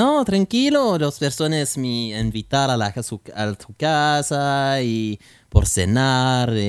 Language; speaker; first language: Spanish; non-native, learner; French